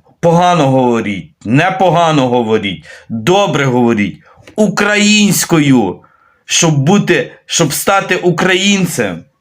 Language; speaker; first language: Ukrainian; native; Ukrainian